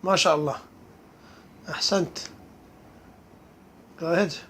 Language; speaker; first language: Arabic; non-native, fluent; English